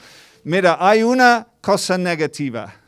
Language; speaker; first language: Spanish; non-native, fluent; English